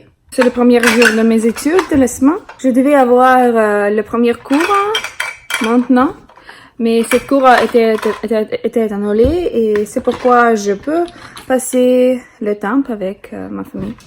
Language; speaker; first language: French; non-native, learner; Russian